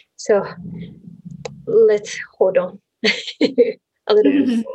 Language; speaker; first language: English; non-native, fluent; Japanese